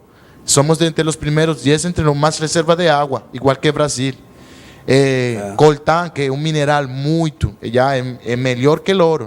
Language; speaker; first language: Portuguese; non-native, learner; Spanish